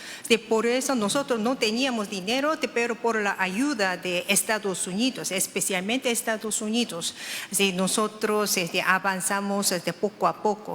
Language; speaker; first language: Spanish; non-native, fluent; Korean